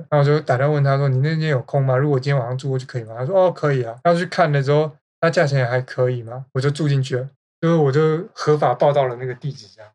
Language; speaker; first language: Chinese; native; Chinese